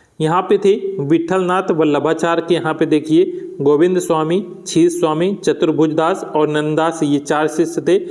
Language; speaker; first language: Hindi; native; Hindi